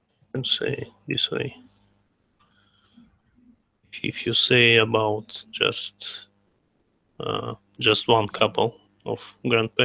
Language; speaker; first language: English; non-native, learner; Russian